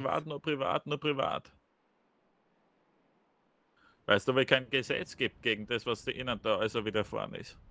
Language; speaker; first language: German; native; German